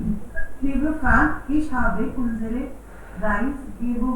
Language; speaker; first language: German; non-native, learner; Hindi